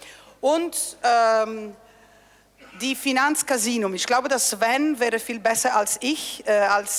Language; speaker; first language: German; non-native, fluent; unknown